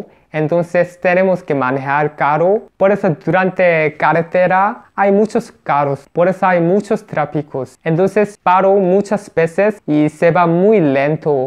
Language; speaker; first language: Spanish; non-native, learner; Korean